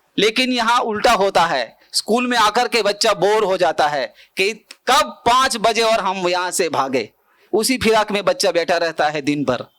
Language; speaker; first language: Hindi; non-native, local second language; Bhili